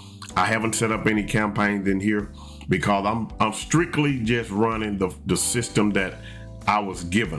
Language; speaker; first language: English; native; English